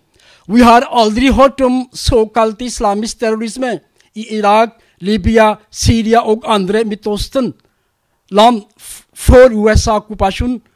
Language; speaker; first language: Norwegian; non-native, learner; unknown